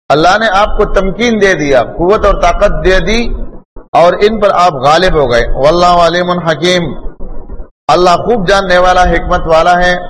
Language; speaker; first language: Urdu; non-native, local second language; Pashto